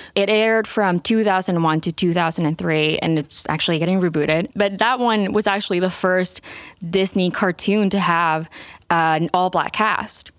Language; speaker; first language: English; non-native, fluent; Spanish